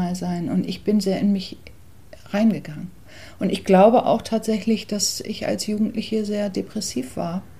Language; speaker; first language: German; early bilingual, other home language; English